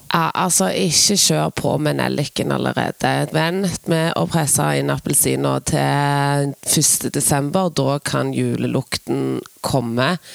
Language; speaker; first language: Norwegian; native; Norwegian